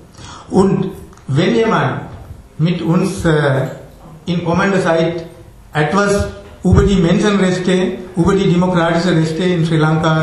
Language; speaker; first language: German; non-native, fluent; Tamil